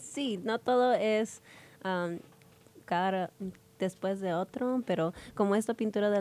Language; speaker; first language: Spanish; early bilingual, heritage; Spanish